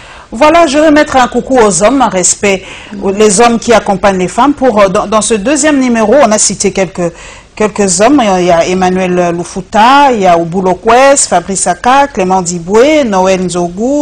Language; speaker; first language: French; non-native, local second language; Lingala